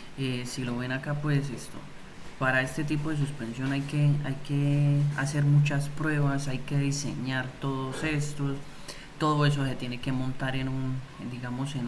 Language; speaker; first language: Spanish; native; Spanish